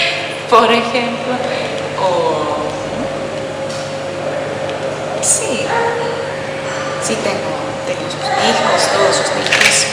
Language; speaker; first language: Spanish; non-native, fluent; Finnish